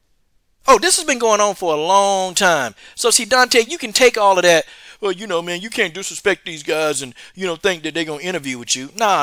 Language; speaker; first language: English; native; English